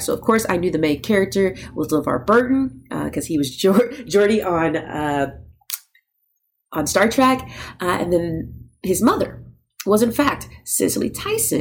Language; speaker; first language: English; native; English